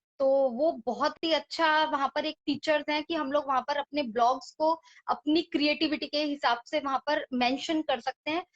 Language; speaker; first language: Hindi; native; Hindi